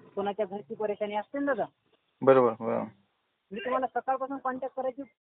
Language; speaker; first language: Marathi; native; Marathi